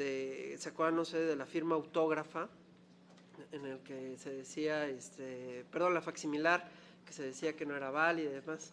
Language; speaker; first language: Spanish; native; Spanish